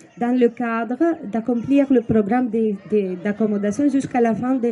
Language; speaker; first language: French; non-native, fluent; Greek